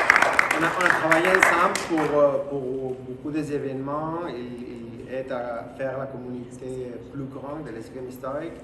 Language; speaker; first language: French; non-native, fluent; Spanish